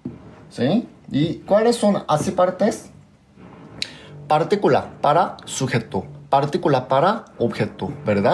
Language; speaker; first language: Spanish; non-native, fluent; Korean